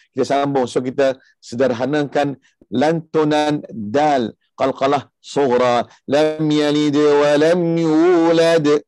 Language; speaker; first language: Malay; early bilingual, heritage; Malay